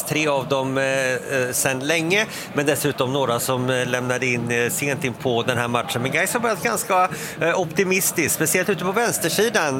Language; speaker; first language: Swedish; native; Swedish